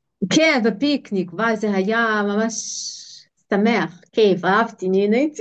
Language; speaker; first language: Hebrew; non-native, fluent; Russian